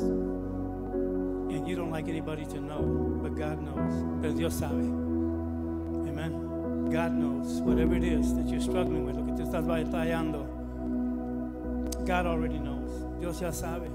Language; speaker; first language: English; early bilingual, other home language; Spanish